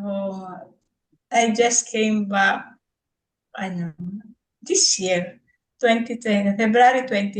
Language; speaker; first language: English; non-native, local second language; Filipino